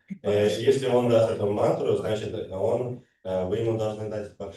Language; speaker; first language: Russian; native; Russian